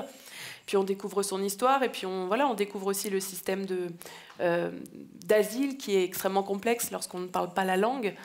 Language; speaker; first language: French; native; French